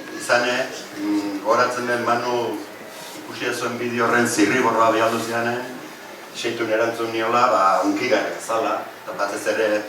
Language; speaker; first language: Basque; native; Basque